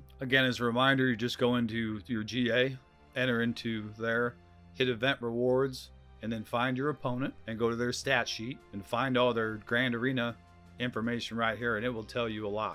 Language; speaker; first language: English; native; English